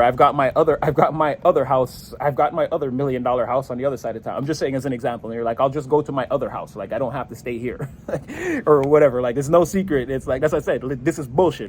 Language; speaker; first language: English; native; English